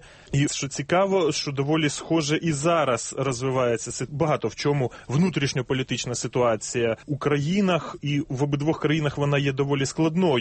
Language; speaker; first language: Ukrainian; native; Ukrainian